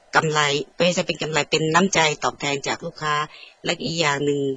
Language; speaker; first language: Thai; native; Thai